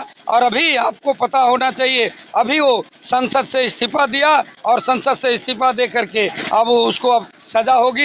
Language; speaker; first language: Hindi; native; Hindi